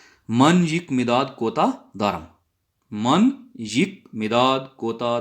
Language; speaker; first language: Persian; non-native, fluent; Urdu